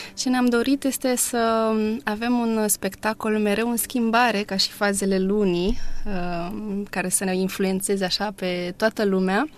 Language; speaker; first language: Romanian; native; Romanian